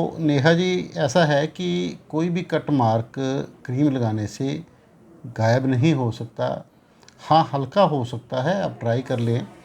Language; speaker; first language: Hindi; non-native, local second language; Punjabi